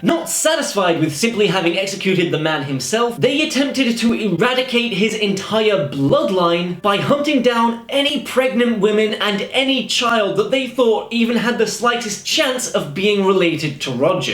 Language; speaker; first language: English; native; English